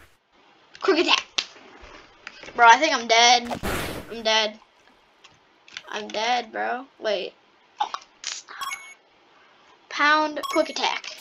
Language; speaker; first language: English; native; English